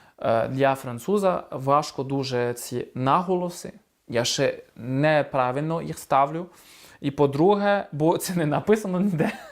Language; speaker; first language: Ukrainian; non-native, fluent; French